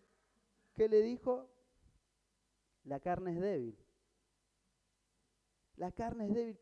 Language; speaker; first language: Spanish; native; Spanish